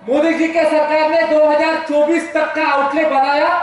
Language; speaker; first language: Hindi; non-native, local second language; Marathi